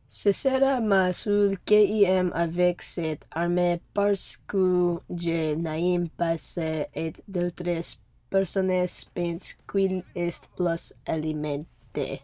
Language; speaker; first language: French; non-native, learner; English